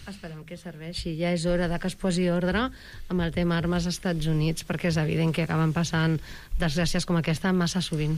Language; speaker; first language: Catalan; native; Catalan